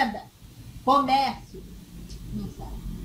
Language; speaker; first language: Portuguese; native; Portuguese